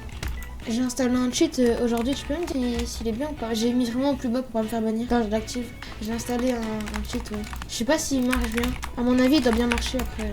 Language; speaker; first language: French; native; French